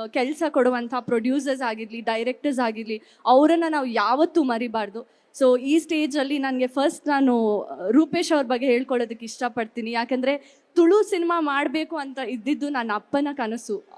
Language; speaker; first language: Kannada; non-native, local second language; Tulu